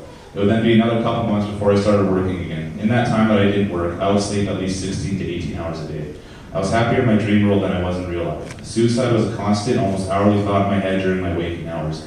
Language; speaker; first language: English; native; English